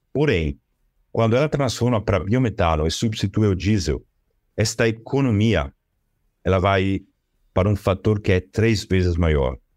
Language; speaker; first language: Portuguese; non-native, fluent; Italian